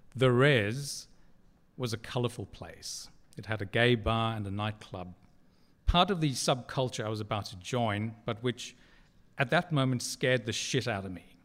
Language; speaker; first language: English; native; English